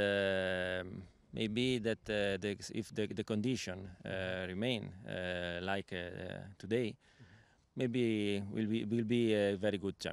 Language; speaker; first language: English; non-native, learner; Italian